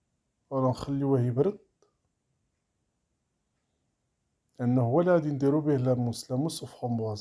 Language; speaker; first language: Arabic; native; Arabic